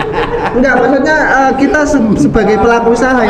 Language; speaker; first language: Indonesian; native; Indonesian